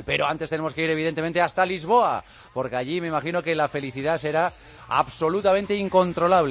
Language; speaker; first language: Spanish; native; Spanish